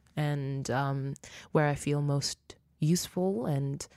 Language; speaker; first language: English; non-native, local second language; Luo (Kenya and Tanzania)